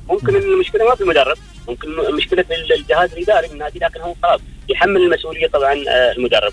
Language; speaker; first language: Arabic; native; Arabic